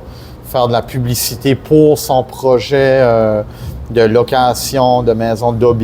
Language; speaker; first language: French; native; French